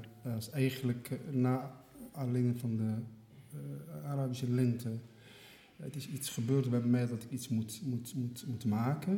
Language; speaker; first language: Dutch; non-native, fluent; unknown